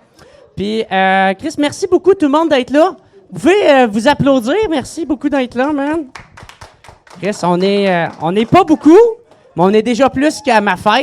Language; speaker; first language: French; native; French